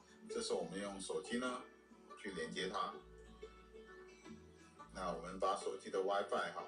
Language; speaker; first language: Chinese; native; Chinese